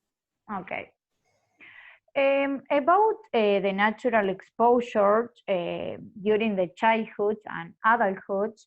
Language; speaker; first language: English; non-native, fluent; Spanish